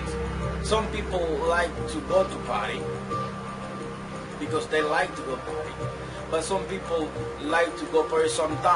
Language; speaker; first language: English; non-native, fluent; Spanish